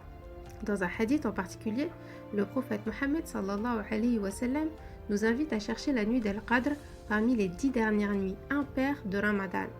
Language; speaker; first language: French; native; French